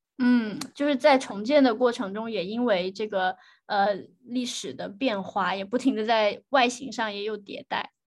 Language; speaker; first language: Chinese; native; Chinese